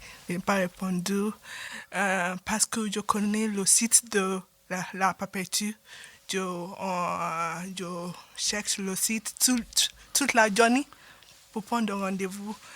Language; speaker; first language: French; non-native, learner; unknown